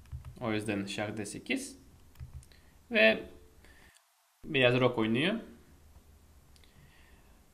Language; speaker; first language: Turkish; non-native, fluent; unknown